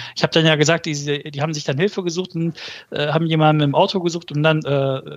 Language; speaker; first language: German; early bilingual, other home language; Turkish